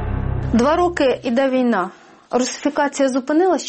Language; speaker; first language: Ukrainian; native; Ukrainian